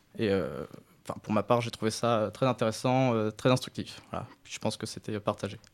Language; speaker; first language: French; native; French